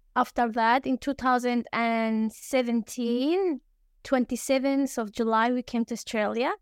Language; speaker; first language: English; early bilingual, other home language; Arabic